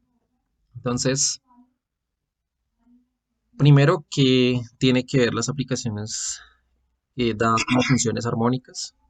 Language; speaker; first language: Spanish; native; Spanish